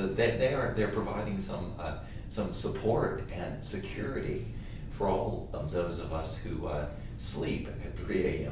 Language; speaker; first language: English; native; English